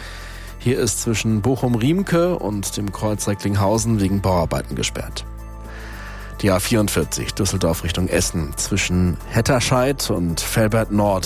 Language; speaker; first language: German; native; German